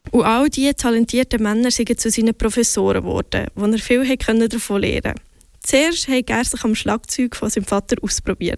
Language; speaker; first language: German; native; German